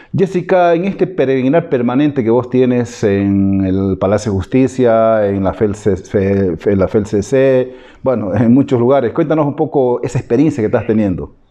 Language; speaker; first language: Spanish; native; Spanish